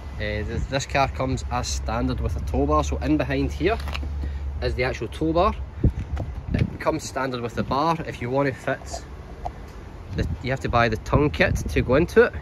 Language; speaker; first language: English; native; English